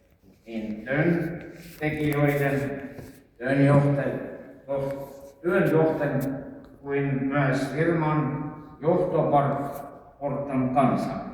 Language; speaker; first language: Finnish; non-native, local second language; Estonian